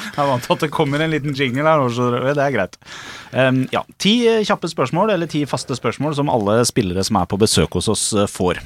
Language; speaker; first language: Norwegian; native; Norwegian